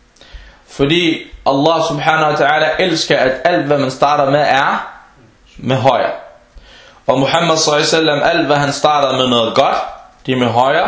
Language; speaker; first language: Danish; non-native, fluent; Arabic